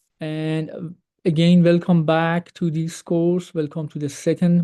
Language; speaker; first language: English; non-native, fluent; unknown